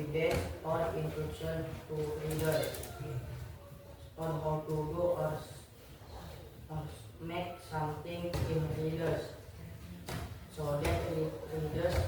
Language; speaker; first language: English; non-native, learner; Indonesian